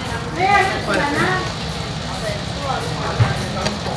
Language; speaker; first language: French; non-native, learner; Chinese